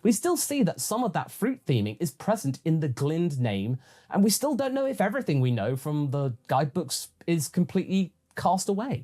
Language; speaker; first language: English; native; English